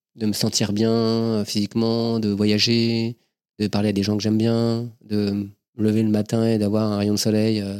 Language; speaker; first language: French; native; French